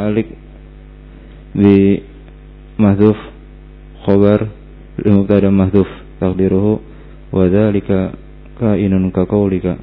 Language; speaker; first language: Arabic; non-native, learner; Indonesian